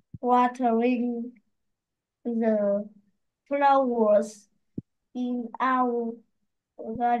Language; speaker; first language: English; non-native, learner; Vietnamese